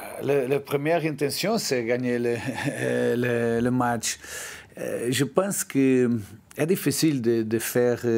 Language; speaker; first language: French; non-native, learner; Portuguese